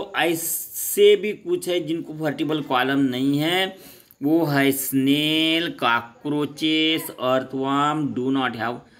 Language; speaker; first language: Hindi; non-native, local second language; Marathi